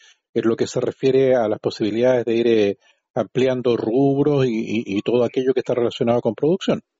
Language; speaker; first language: Spanish; native; Spanish